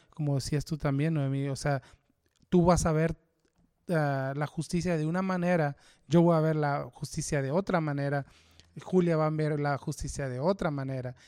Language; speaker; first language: Spanish; early bilingual, heritage; Spanish